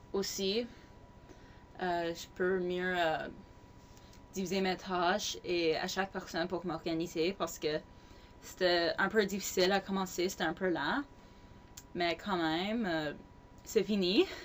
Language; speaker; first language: French; non-native, local second language; English